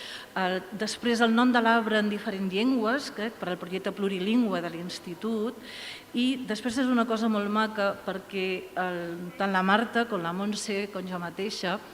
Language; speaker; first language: Catalan; native; Catalan